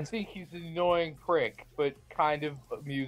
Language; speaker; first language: English; native; English